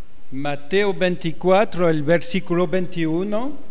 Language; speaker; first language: Spanish; non-native, fluent; French